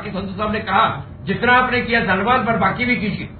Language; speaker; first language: Hindi; non-native, local second language; Punjabi